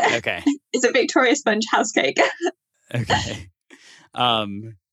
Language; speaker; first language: English; native; English